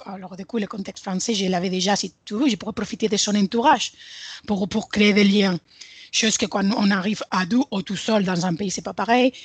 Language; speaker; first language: French; non-native, fluent; Spanish